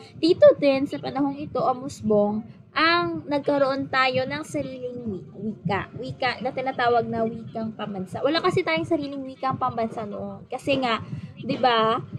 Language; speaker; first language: Filipino; native; Filipino